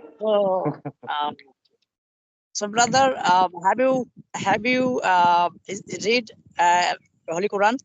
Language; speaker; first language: English; non-native, learner; Bangla